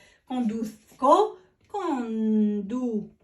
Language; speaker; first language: Spanish; non-native, fluent; Arabic